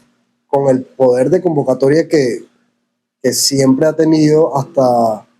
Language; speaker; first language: Spanish; native; Spanish